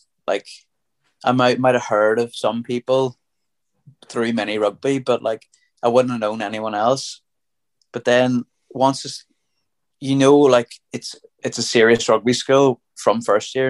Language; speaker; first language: English; native; English